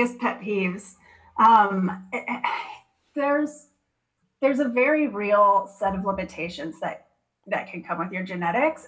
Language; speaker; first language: English; native; English